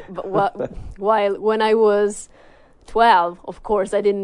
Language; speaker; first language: English; non-native, fluent; Italian